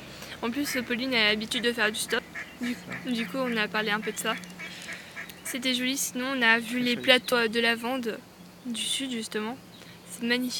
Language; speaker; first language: French; native; French